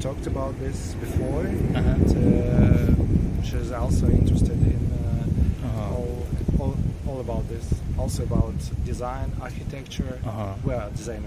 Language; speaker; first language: English; non-native, fluent; Russian